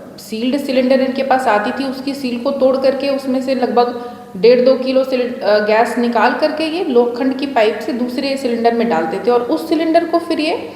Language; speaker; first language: Hindi; non-native, local second language; Gujarati